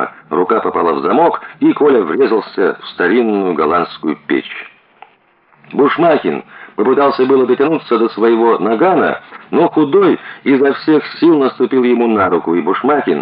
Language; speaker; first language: Russian; native; Russian